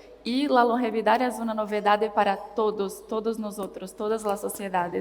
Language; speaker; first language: Spanish; non-native, learner; Portuguese